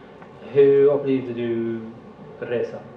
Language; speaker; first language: Swedish; non-native, fluent; English